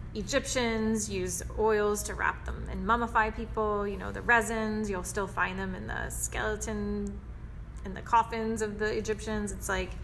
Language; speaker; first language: English; native; English